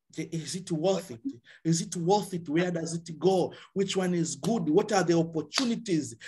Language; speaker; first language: English; non-native, local second language; Swahili